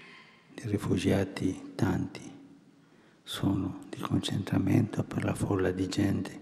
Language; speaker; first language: Italian; non-native, fluent; Spanish